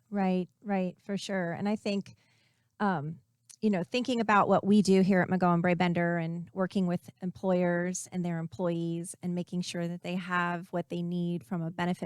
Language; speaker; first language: English; native; English